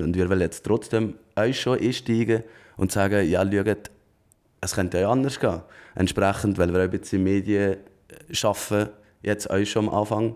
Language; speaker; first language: German; native; German